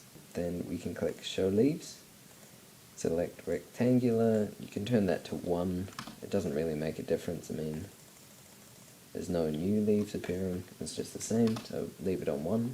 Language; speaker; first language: English; native; English